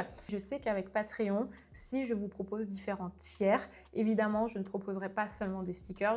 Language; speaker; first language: French; native; French